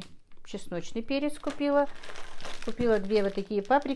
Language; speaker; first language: Russian; non-native, local second language; Chechen